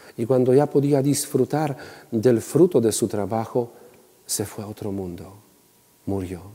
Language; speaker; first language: Spanish; non-native, fluent; Polish